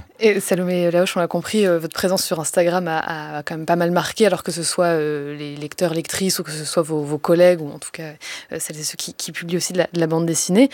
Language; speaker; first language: French; native; French